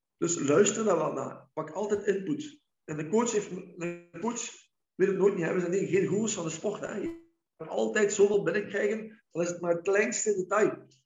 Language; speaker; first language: Dutch; native; Dutch